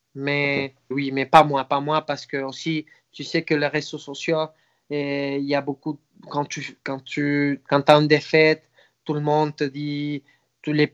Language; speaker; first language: French; non-native, fluent; Spanish